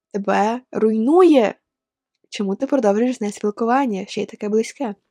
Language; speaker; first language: Ukrainian; non-native, local second language; Russian